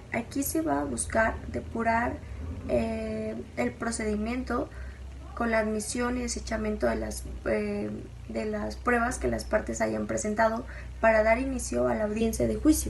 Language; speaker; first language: Spanish; native; Spanish